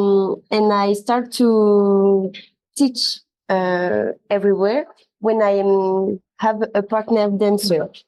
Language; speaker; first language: English; non-native, learner; French